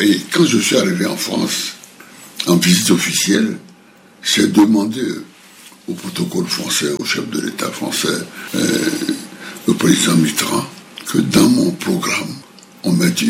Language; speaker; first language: French; non-native, local second language; Fon